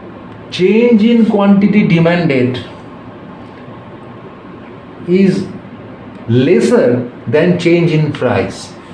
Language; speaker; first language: English; non-native, local second language; Bangla